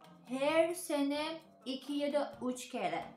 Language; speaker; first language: Turkish; non-native, learner; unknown